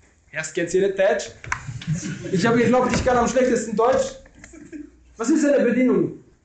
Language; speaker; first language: German; non-native, fluent; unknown